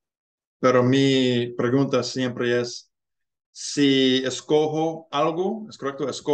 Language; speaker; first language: Spanish; non-native, learner; English